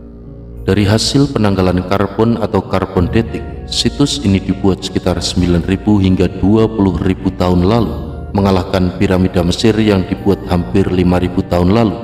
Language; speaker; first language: Indonesian; native; Indonesian